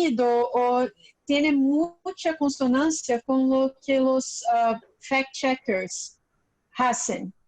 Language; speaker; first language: Spanish; non-native, fluent; Portuguese